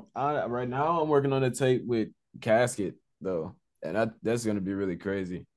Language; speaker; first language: English; native; English